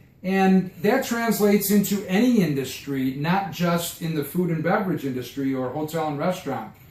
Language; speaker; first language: English; native; English